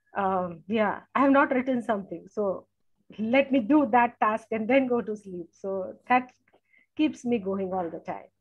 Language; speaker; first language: English; non-native, local second language; Gujarati